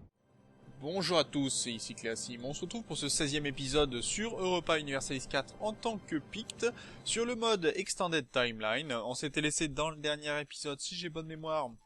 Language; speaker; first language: French; native; French